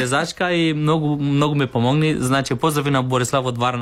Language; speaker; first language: Bulgarian; non-native, learner; Romanian